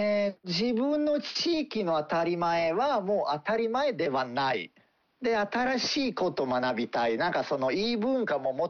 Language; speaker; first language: Japanese; non-native, fluent; Italian